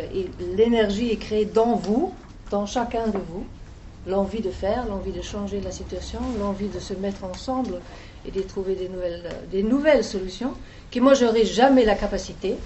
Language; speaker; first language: French; non-native, fluent; German